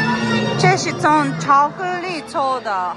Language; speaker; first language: Chinese; non-native, learner; Japanese